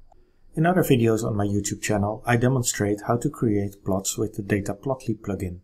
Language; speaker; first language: English; non-native, fluent; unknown